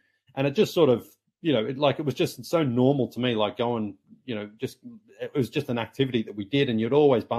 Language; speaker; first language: English; native; English